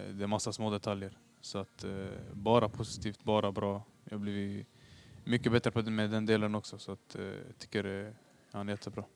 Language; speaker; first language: Swedish; early bilingual, other home language; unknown